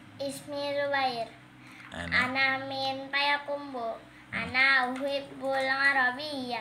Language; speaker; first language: Arabic; non-native, learner; Indonesian